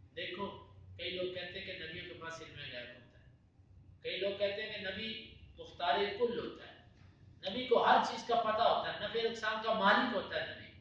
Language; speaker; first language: Urdu; non-native, local second language; Punjabi